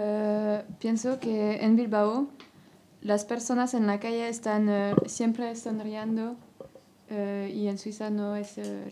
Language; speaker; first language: Spanish; non-native, learner; French